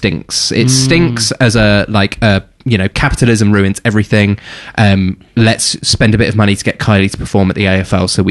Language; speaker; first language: English; native; English